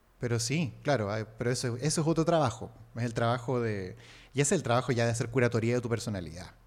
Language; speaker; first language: Spanish; native; Spanish